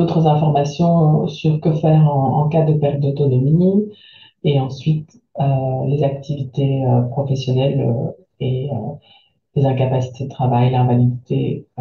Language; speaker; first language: French; native; French